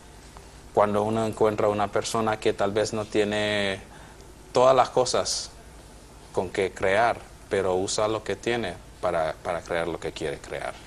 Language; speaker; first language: Spanish; non-native, fluent; English